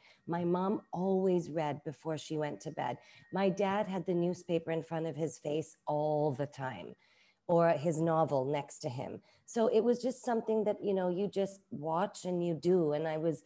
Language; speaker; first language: English; native; English